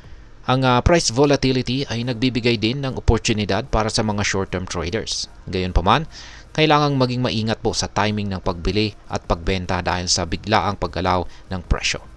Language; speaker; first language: Filipino; native; Filipino